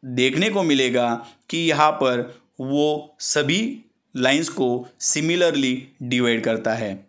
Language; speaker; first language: Hindi; non-native, local second language; Marathi